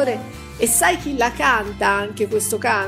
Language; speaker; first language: Italian; native; Italian